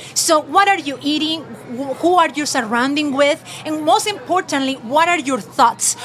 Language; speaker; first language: English; non-native, fluent; Spanish